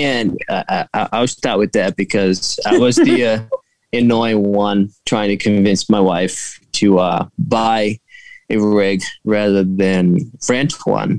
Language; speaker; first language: English; non-native, fluent; Portuguese